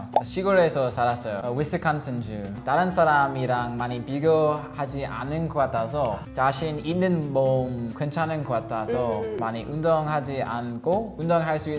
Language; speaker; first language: Korean; non-native, learner; English